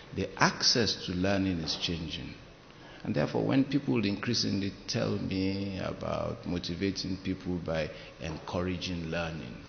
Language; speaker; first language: English; non-native, local second language; Yoruba